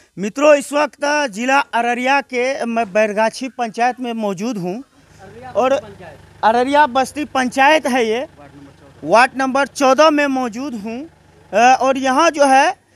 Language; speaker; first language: Hindi; native; Hindi